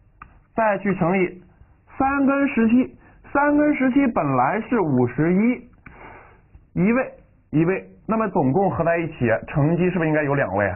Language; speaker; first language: Chinese; native; Chinese